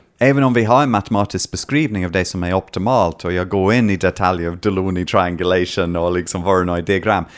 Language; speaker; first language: Swedish; non-native, learner; English